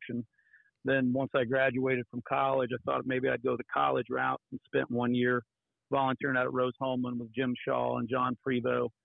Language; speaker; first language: English; native; English